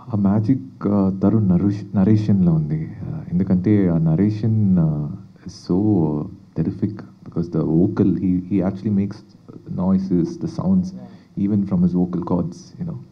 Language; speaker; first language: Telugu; non-native, learner; Tamil